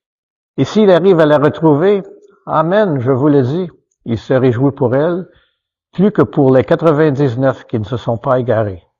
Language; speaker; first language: French; native; French